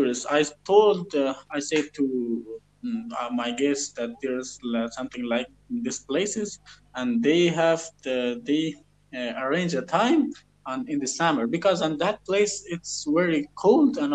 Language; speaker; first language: English; non-native, learner; Persian